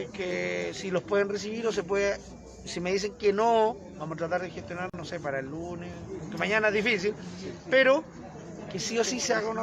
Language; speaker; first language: Spanish; native; Spanish